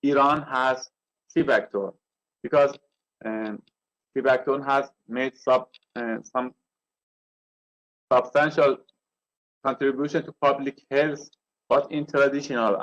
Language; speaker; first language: English; non-native, learner; Persian